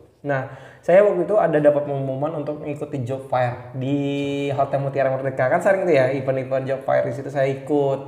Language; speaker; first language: Indonesian; native; Indonesian